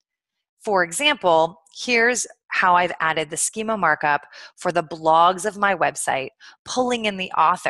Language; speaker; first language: English; native; English